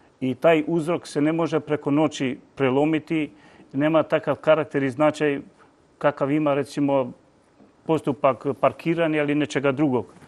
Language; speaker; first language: Croatian; non-native, local second language; Albanian